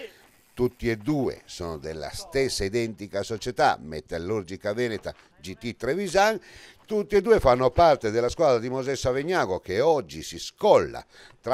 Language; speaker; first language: Italian; native; Italian